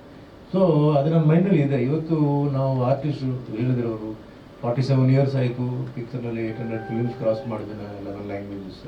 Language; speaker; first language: Kannada; non-native, local second language; Tulu